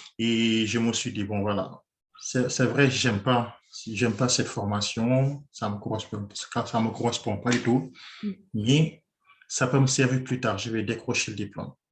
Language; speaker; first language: French; non-native, local second language; Wolof